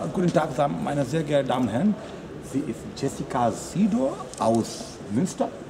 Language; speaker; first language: German; non-native, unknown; Hindi